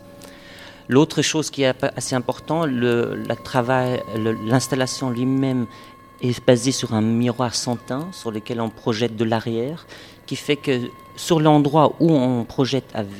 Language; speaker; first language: French; non-native, fluent; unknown